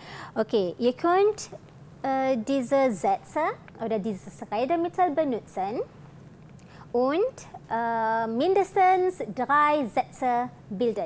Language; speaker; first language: German; non-native, fluent; Malay